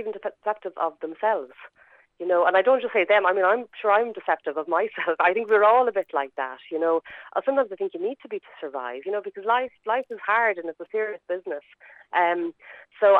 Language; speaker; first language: English; native; English